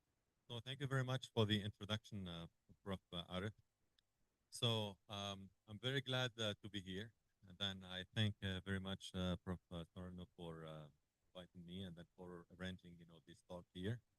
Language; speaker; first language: English; non-native, fluent; Arabic